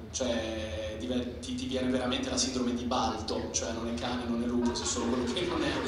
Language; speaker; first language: Italian; native; Italian